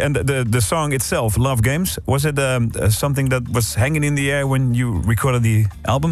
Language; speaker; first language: English; non-native, fluent; Dutch